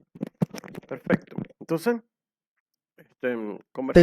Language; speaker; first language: Spanish; native; Spanish